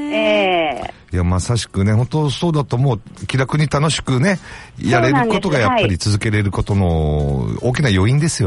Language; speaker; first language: Japanese; native; Japanese